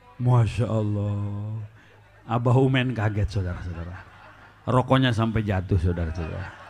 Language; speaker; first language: Indonesian; non-native, local second language; Sundanese